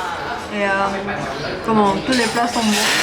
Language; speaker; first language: French; non-native, learner; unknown